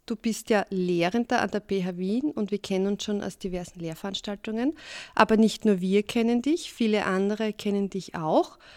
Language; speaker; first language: German; native; German